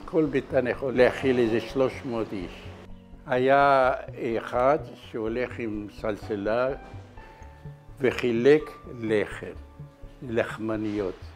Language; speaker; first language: Hebrew; non-native, fluent; Arabic